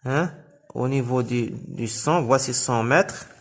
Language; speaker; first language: French; non-native, local second language; Arabic